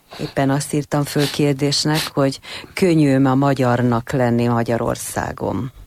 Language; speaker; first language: Hungarian; native; Hungarian